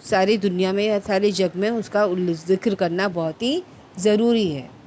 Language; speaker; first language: Hindi; non-native, local second language; Marathi